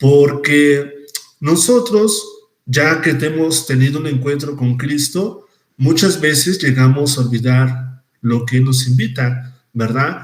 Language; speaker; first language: Spanish; native; Spanish